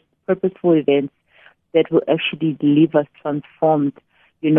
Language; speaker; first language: English; non-native, local second language; Xhosa